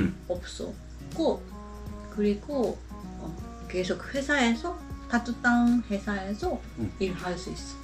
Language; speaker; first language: Korean; non-native, learner; Japanese